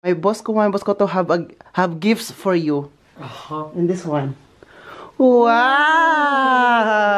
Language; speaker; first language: English; non-native, learner; Filipino